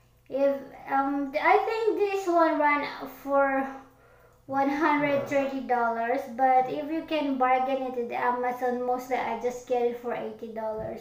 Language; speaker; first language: English; non-native, local second language; Filipino